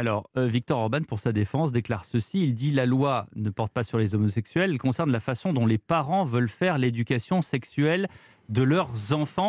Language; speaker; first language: French; native; French